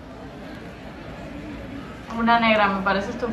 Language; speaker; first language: Spanish; native; Spanish